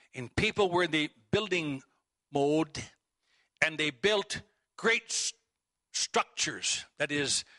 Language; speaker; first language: English; native; English